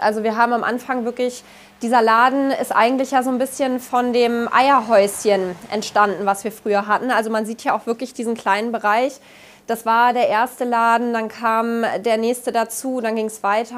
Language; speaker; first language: German; native; German